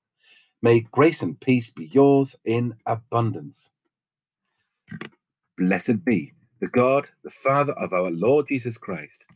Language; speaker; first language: English; native; English